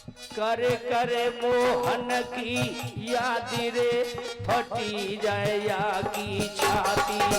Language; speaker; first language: Hindi; native; Hindi